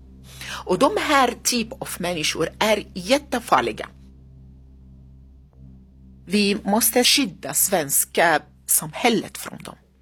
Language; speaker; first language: Swedish; non-native, learner; Arabic